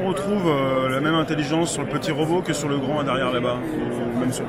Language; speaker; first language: French; native; French